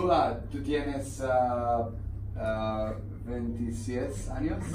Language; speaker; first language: Spanish; non-native, learner; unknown